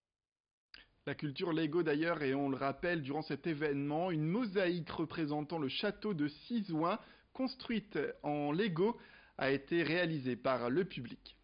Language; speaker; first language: French; native; French